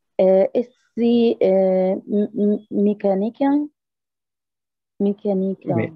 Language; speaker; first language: German; non-native, learner; Arabic